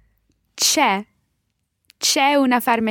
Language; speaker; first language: Italian; non-native, learner; English